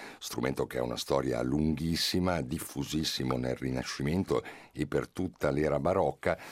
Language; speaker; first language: Italian; native; Italian